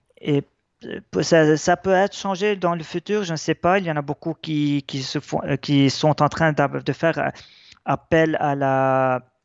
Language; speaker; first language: French; non-native, local second language; Arabic